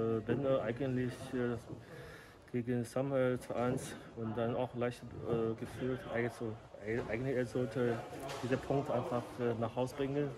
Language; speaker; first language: German; non-native, learner; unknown